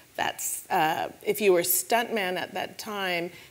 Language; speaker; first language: English; native; English